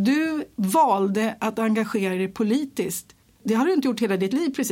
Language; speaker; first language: Swedish; native; Swedish